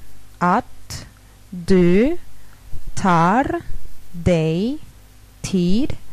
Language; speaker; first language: Swedish; non-native, fluent; Thai